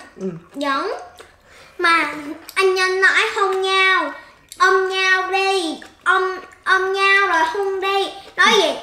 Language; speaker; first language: Vietnamese; early bilingual, heritage; Korean